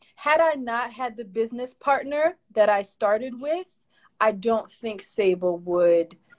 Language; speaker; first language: English; native; English